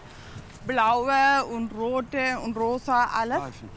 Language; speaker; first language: German; non-native, learner; Tamil